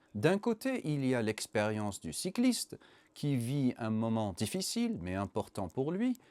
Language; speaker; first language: French; non-native, learner; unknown